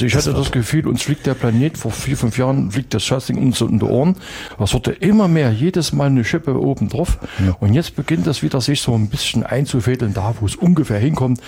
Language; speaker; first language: German; native; German